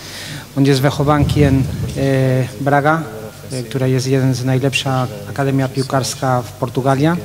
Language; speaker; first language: Polish; non-native, learner; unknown